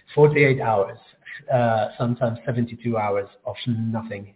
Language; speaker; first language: English; non-native, fluent; Arabic